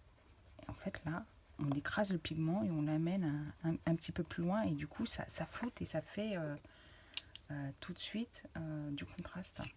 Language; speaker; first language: French; native; French